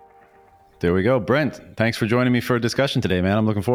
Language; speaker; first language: English; native; English